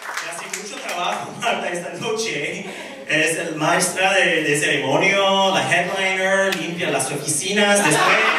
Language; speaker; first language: Spanish; non-native, fluent; English